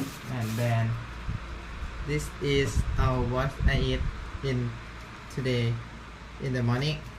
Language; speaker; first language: English; non-native, learner; Thai